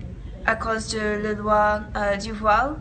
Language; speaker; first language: French; non-native, learner; English